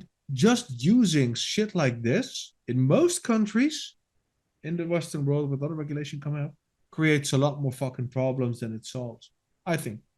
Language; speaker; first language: English; non-native, fluent; Dutch